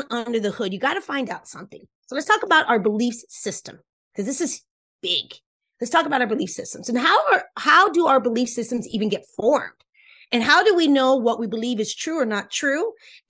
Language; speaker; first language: English; non-native, fluent; Spanish